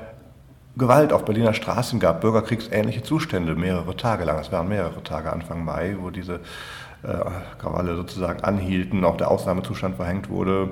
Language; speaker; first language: German; native; German